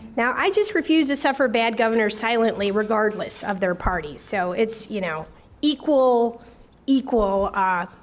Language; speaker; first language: English; native; English